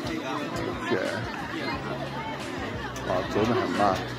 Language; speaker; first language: Chinese; non-native, learner; English